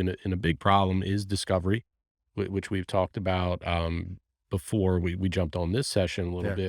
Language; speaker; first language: English; native; English